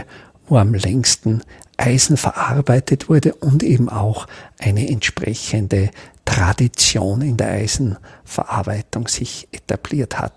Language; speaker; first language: German; native; German